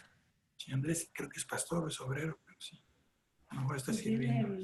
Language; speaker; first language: Spanish; native; Spanish